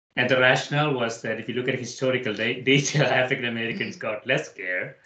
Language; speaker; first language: English; non-native, local second language; Malayalam